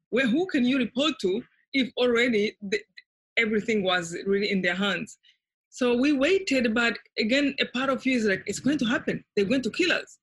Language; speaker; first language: English; non-native, local second language; Kinyarwanda